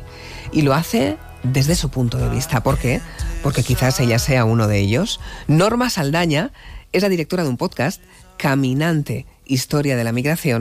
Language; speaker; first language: Spanish; native; Spanish